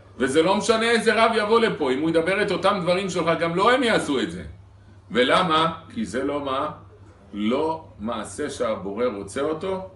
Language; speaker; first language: Hebrew; native; Hebrew